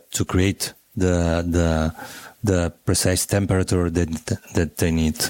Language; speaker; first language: English; non-native, fluent; Catalan